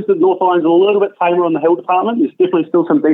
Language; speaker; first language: English; native; English